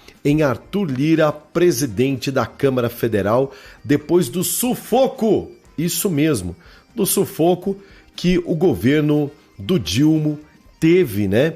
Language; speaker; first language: Portuguese; native; Portuguese